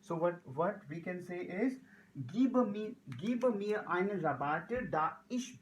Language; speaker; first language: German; non-native, learner; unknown